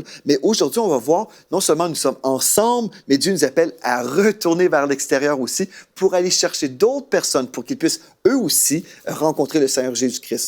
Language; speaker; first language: French; native; French